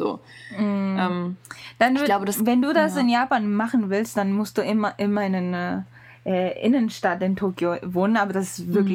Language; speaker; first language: German; non-native, learner; Japanese